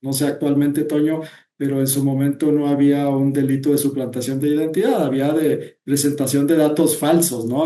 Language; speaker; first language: Spanish; native; Spanish